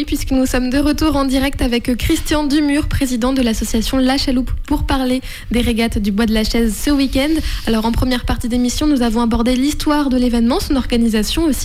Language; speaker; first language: French; native; French